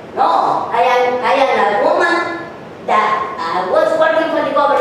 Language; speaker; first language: English; non-native, learner; Spanish